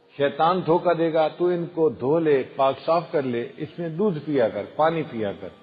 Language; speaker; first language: Urdu; non-native, local second language; Punjabi